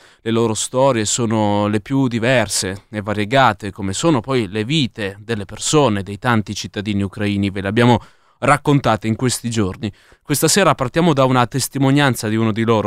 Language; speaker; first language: Italian; native; Italian